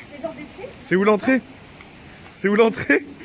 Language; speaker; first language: French; native; French